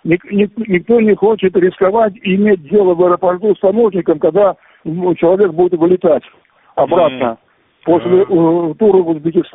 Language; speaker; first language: Russian; non-native, local second language; Uzbek